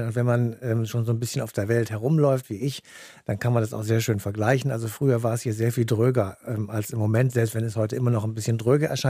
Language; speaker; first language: German; native; German